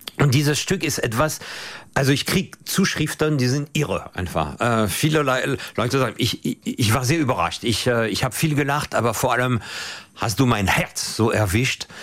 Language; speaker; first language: German; non-native, fluent; French